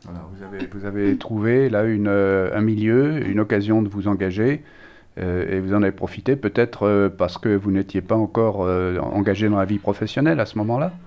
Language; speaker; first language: French; native; French